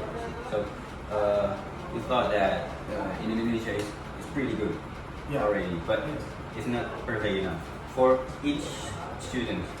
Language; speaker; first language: English; non-native, local second language; Indonesian